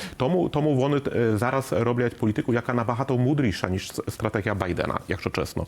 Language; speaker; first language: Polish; non-native, learner; Ukrainian